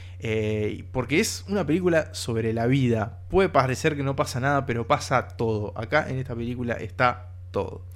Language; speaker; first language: Spanish; native; Spanish